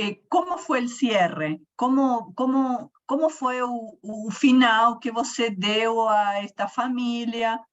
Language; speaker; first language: Portuguese; non-native, learner; Spanish